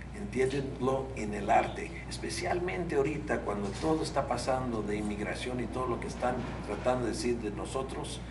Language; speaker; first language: Spanish; early bilingual, heritage; Spanish